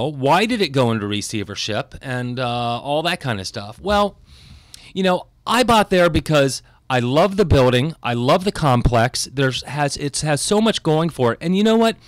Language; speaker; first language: English; native; English